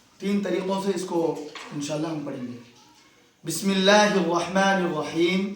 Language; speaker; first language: Urdu; native; Urdu